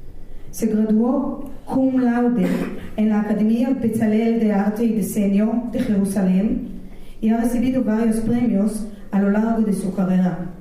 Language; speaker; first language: Spanish; non-native, fluent; Hebrew